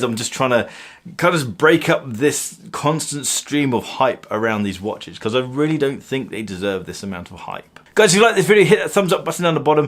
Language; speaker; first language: English; native; English